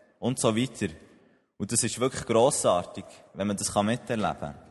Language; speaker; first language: German; native; German